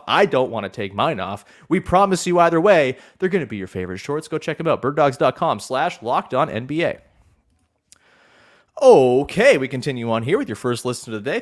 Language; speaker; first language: English; native; English